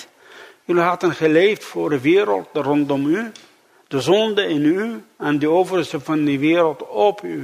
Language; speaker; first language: Dutch; non-native, fluent; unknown